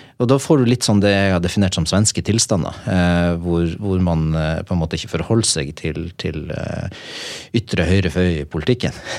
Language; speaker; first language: Norwegian; native; Norwegian